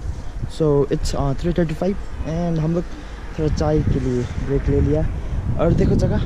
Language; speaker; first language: Hindi; non-native, local second language; Nepali